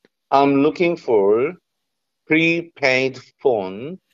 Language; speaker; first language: English; non-native, learner; Korean